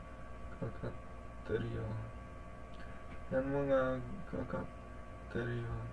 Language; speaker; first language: Japanese; non-native, learner; English